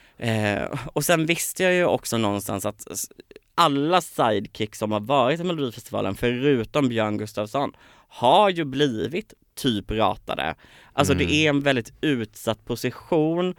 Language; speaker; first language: Swedish; native; Swedish